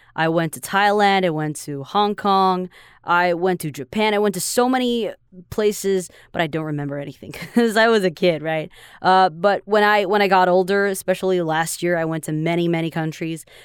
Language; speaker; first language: English; non-native, fluent; Chinese